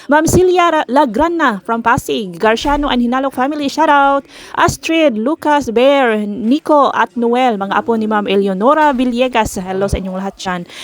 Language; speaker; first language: Filipino; non-native, local second language; Cebuano